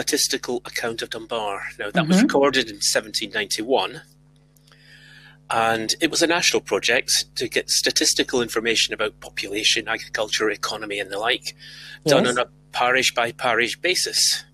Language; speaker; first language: English; native; English